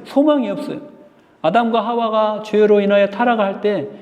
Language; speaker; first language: Korean; native; Korean